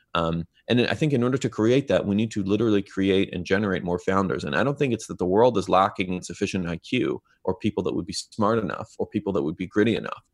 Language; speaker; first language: English; non-native, fluent; Hebrew